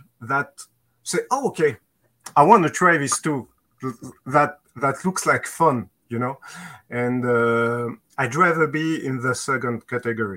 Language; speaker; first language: English; non-native, fluent; French